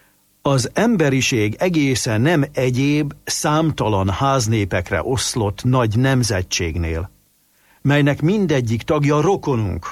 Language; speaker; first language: Hungarian; native; Hungarian